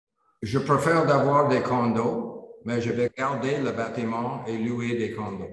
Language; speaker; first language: French; non-native, learner; English